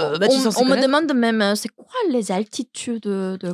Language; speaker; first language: French; non-native, learner; Korean